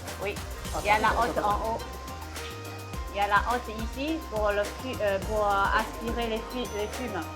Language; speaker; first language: French; non-native, fluent; Chinese